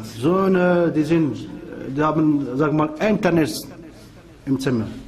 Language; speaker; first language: German; non-native, fluent; Arabic